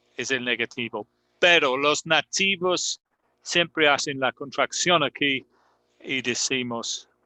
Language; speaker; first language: Spanish; non-native, fluent; English